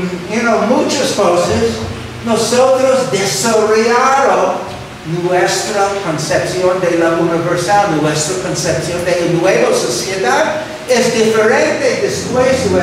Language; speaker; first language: Spanish; non-native, fluent; English